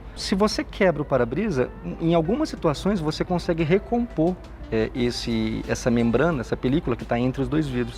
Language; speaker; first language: Portuguese; native; Portuguese